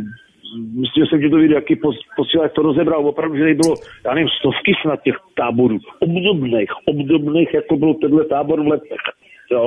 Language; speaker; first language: Czech; native; Czech